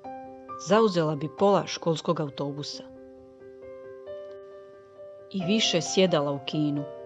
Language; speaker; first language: Croatian; native; Croatian